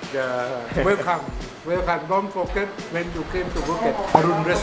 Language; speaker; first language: English; non-native, learner; Thai